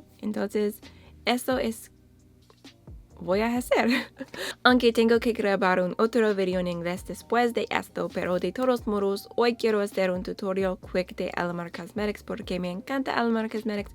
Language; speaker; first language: Spanish; non-native, learner; English